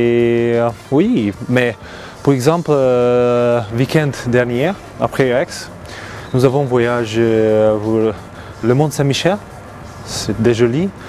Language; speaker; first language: French; non-native, learner; Hungarian